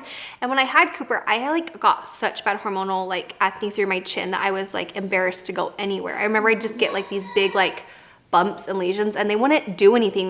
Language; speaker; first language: English; native; English